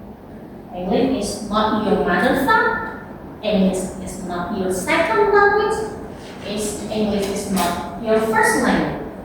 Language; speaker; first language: English; non-native, fluent; Indonesian